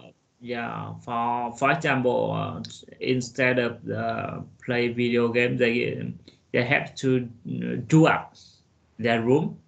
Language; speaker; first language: English; non-native, learner; Vietnamese